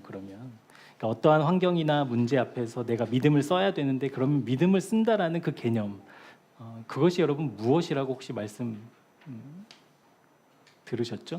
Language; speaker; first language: Korean; native; Korean